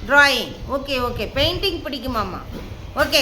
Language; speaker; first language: English; non-native, local second language; Tamil